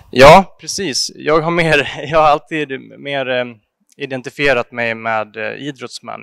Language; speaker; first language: Swedish; native; Swedish